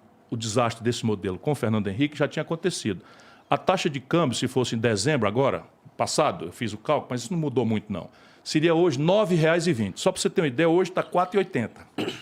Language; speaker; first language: Portuguese; native; Portuguese